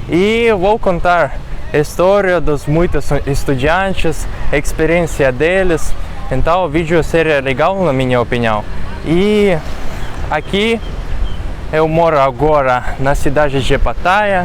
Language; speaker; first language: Portuguese; non-native, fluent; Russian